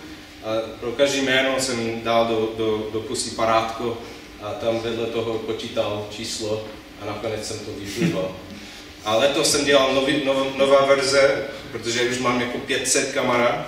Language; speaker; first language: Czech; non-native, learner; English